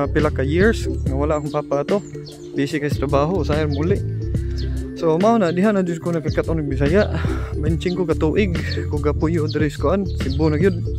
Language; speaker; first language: Cebuano; early bilingual, other home language; German